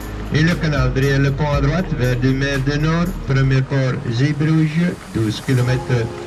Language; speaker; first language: French; non-native, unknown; Dutch